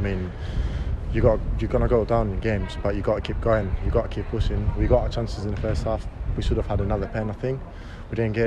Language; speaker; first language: English; native; English